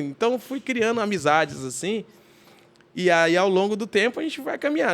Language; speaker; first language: Portuguese; native; Portuguese